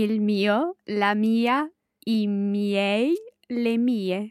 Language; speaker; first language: Italian; non-native, learner; English